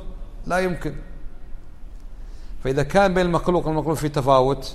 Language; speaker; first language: Arabic; native; Arabic